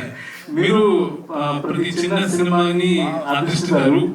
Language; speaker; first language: Telugu; non-native, learner; Malayalam